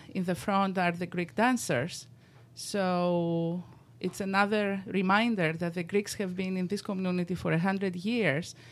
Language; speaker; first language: English; non-native, fluent; Greek